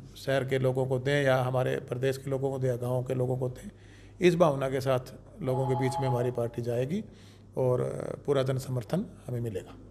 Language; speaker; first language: Hindi; native; Hindi